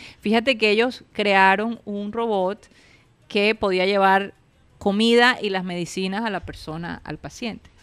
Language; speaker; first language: Spanish; native; Spanish